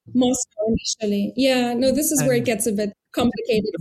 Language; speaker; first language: English; non-native, fluent; German